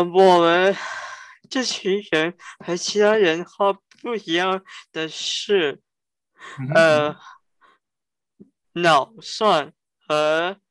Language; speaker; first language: Chinese; early bilingual, heritage; Cantonese